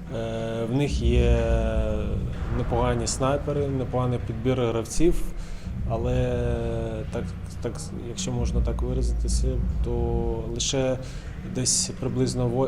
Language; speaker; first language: Ukrainian; non-native, local second language; Russian